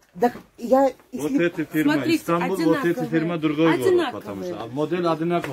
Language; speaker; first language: Russian; non-native, learner; Turkish